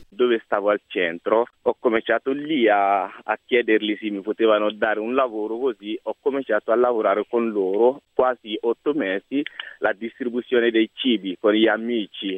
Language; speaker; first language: Italian; non-native, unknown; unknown